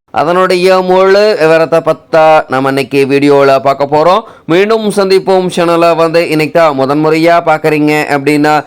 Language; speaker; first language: Tamil; native; Tamil